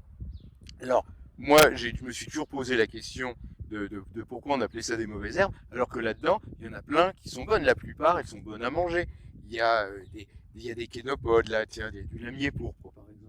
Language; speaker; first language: French; native; French